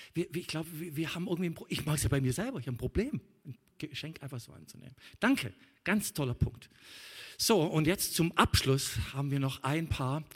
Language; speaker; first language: German; native; German